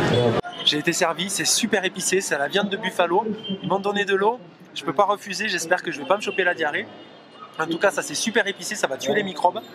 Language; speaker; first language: French; native; French